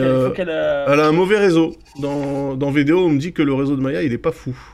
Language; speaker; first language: French; native; French